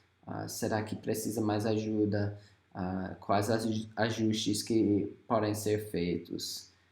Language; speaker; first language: Portuguese; non-native, fluent; English